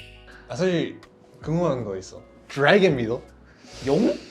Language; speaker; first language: Korean; non-native, learner; English